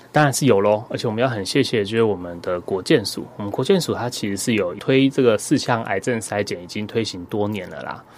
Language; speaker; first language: Chinese; native; Chinese